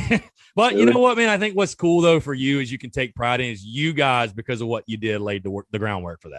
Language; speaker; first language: English; native; English